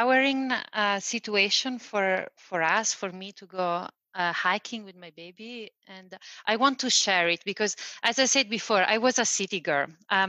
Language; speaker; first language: English; non-native, fluent; Italian